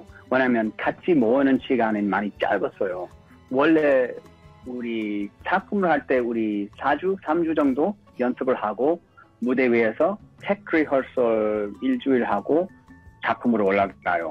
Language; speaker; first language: Korean; early bilingual, heritage; English